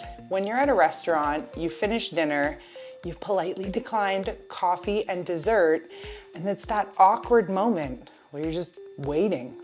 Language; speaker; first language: English; native; English